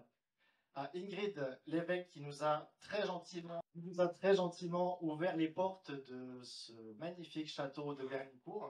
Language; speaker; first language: French; native; French